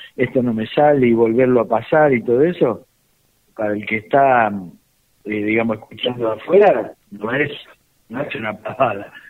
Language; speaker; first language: Spanish; native; Spanish